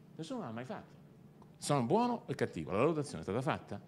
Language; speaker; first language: Italian; native; Italian